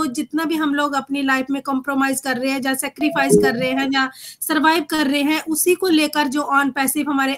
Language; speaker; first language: Hindi; native; Hindi